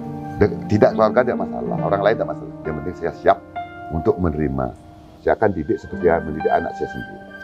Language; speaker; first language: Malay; non-native, local second language; Balinese